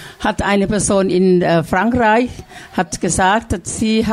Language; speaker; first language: German; non-native, learner; Thai